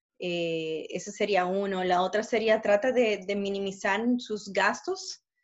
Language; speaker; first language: Spanish; early bilingual, heritage; Spanish